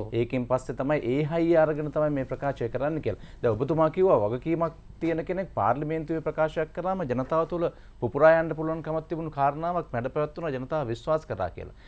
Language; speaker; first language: Sinhala; native; Sinhala